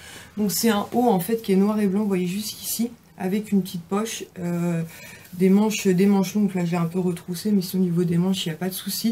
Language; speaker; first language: French; native; French